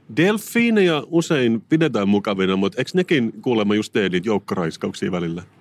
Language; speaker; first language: Finnish; native; Finnish